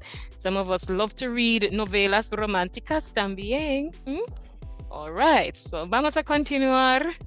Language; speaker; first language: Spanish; non-native, fluent; English